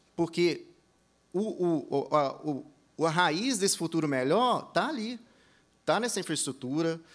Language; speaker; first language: Portuguese; early bilingual, heritage; English